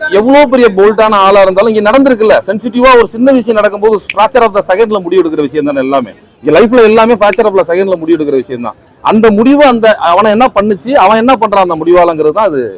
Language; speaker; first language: Tamil; native; Tamil